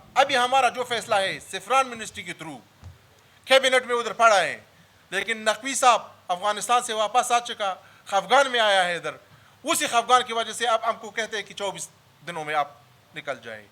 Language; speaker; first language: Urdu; early bilingual, other home language; Pashto